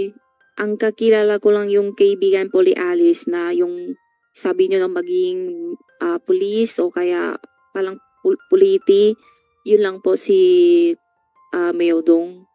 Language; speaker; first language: Filipino; non-native, learner; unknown